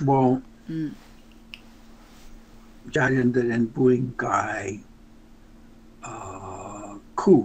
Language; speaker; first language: Chinese; non-native, learner; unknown